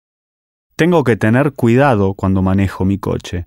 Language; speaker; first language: Spanish; non-native, learner; English